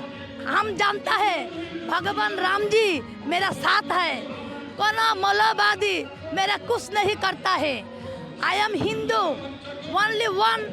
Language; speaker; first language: Hindi; non-native, local second language; Bangla